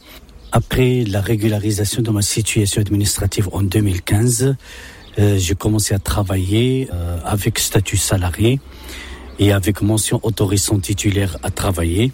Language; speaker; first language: French; non-native, local second language; Arabic